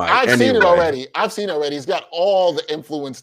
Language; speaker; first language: English; native; English